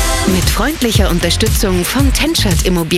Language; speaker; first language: German; native; German